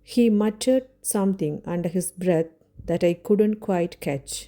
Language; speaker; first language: English; non-native, local second language; Tamil